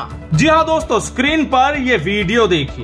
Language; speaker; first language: Hindi; native; Hindi